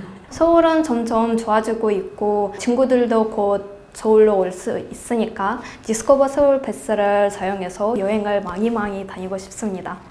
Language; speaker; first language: Korean; non-native, fluent; Kazakh